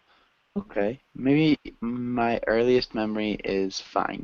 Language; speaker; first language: English; native; English